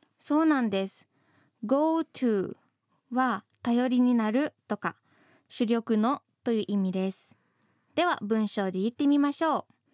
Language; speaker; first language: Japanese; non-native, fluent; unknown